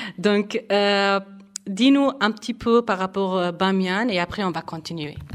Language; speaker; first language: French; non-native, fluent; Persian